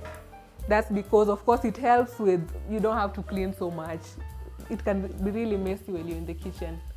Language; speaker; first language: English; non-native, local second language; Swahili